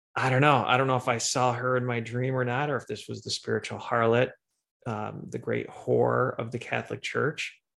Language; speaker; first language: English; native; English